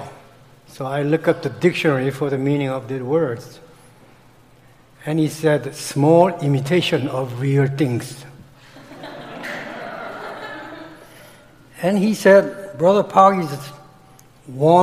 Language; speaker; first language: English; non-native, fluent; Korean